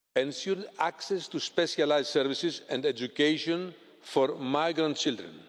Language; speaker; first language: English; non-native, fluent; Greek